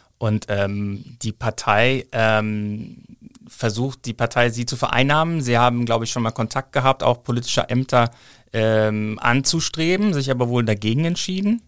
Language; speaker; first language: German; native; German